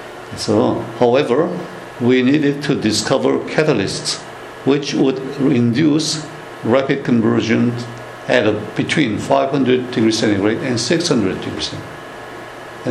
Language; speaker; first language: English; non-native, fluent; Korean